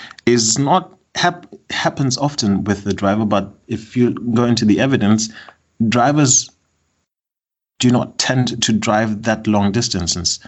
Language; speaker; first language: English; non-native, fluent; German